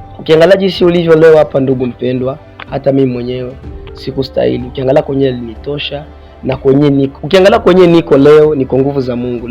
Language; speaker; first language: Swahili; non-native, local second language; Rundi